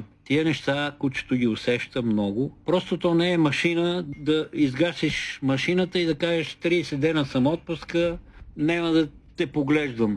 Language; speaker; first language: Bulgarian; native; Bulgarian